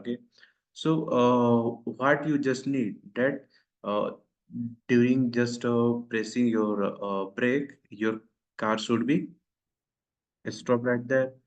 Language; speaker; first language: English; non-native, local second language; Hindi